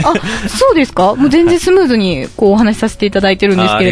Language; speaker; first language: Japanese; native; Japanese